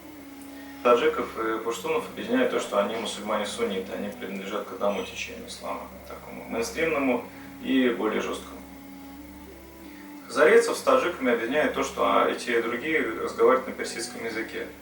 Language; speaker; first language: Russian; native; Russian